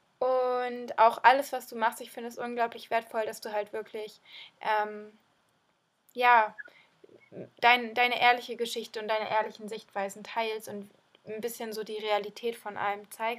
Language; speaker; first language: German; native; German